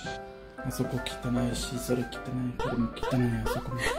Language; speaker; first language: Japanese; non-native, learner; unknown